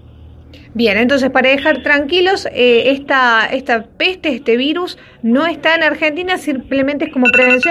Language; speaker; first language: Spanish; native; Spanish